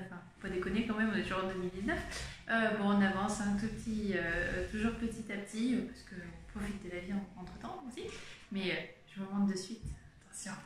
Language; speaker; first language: French; native; French